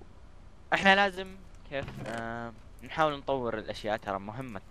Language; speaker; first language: Arabic; native; Arabic